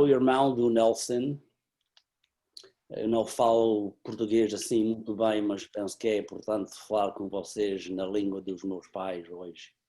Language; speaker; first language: Portuguese; early bilingual, heritage; English